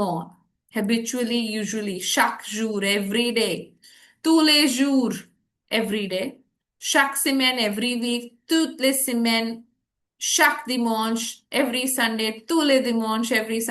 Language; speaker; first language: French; non-native, fluent; Hindi